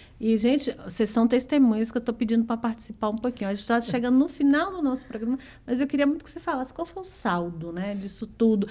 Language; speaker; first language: Portuguese; native; Portuguese